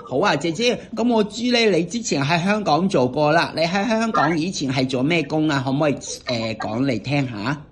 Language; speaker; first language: Cantonese; native; Cantonese